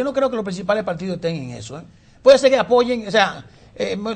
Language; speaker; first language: Spanish; native; Spanish